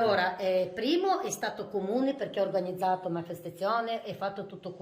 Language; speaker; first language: Italian; non-native, fluent; Ukrainian